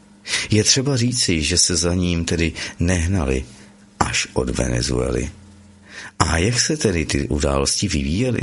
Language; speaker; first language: Czech; native; Czech